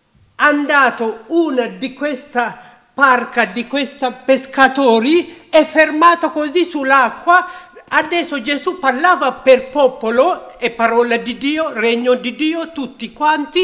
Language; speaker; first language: Italian; non-native, learner; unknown